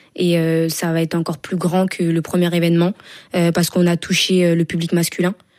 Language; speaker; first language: French; early bilingual, other home language; Wolof